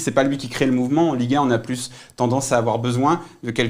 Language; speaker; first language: French; native; French